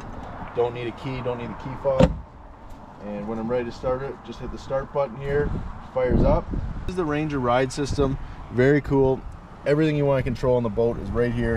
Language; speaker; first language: English; native; English